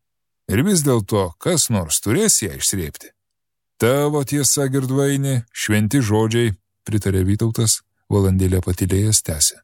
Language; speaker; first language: Lithuanian; native; Lithuanian